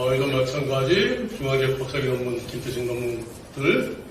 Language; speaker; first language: Korean; native; Korean